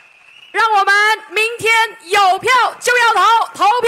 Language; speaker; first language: Chinese; native; Chinese